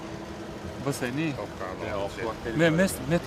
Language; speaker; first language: Russian; non-native, local second language; Chechen